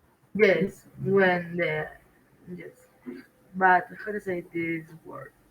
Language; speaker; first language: English; non-native, learner; Spanish